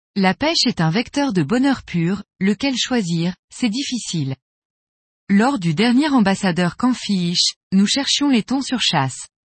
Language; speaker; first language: French; native; French